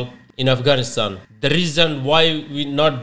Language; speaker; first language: English; non-native, learner; Persian